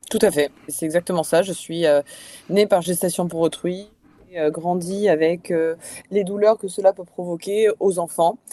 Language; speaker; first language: French; native; French